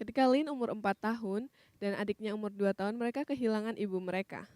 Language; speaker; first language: Indonesian; native; Indonesian